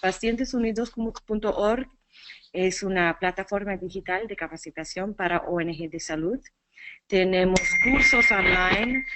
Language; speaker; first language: Spanish; non-native, fluent; English